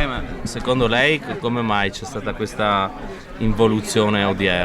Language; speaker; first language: Italian; native; Italian